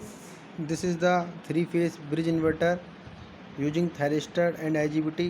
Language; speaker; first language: English; non-native, local second language; Hindi